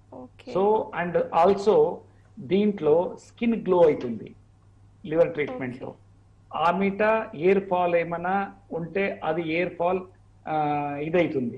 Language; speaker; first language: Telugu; non-native, learner; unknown